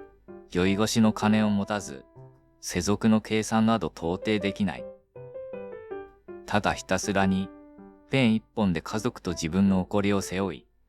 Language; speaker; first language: Japanese; native; Japanese